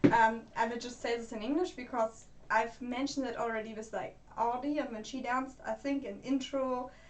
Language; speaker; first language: English; non-native, fluent; German